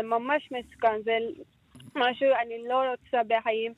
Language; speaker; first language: Hebrew; non-native, learner; Turkish